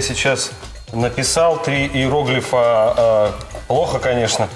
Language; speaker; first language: Russian; native; Russian